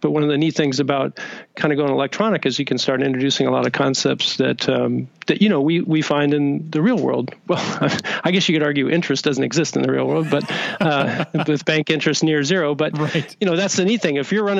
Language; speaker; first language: English; native; English